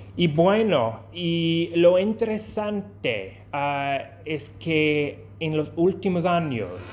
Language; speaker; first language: Spanish; non-native, fluent; English